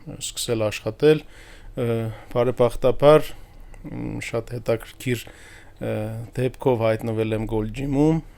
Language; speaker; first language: Armenian; early bilingual, heritage; Armenian